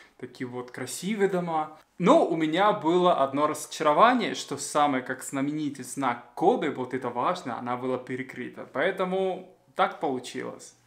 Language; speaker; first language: Russian; non-native, fluent; Spanish